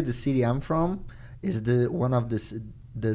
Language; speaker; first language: English; non-native, fluent; Portuguese